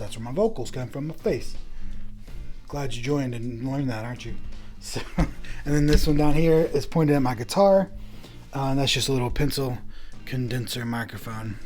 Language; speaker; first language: English; native; English